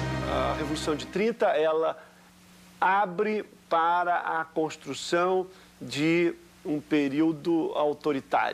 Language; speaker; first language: Portuguese; native; Portuguese